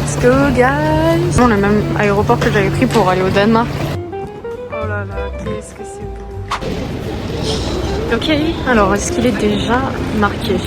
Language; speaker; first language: French; native; French